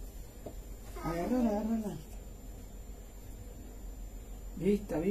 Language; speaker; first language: Spanish; native; Spanish